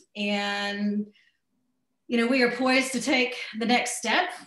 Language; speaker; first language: English; native; English